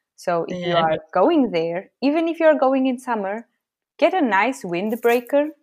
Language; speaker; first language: English; native; English